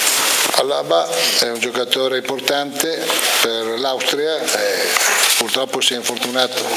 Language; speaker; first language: Italian; native; Italian